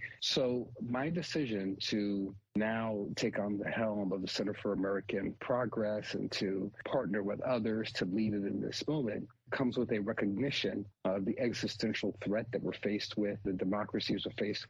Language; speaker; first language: English; native; English